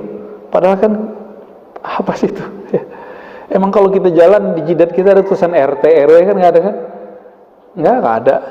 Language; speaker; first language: Indonesian; native; Indonesian